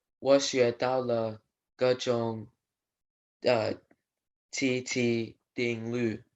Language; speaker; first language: Chinese; non-native, learner; English